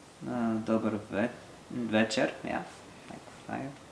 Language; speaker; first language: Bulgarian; non-native, learner; French